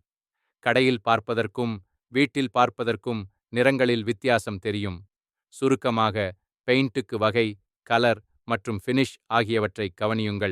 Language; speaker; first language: Tamil; native; Tamil